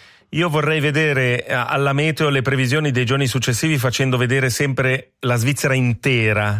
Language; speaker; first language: Italian; native; Italian